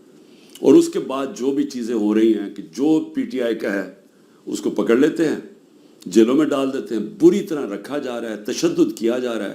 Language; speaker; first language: Urdu; native; Urdu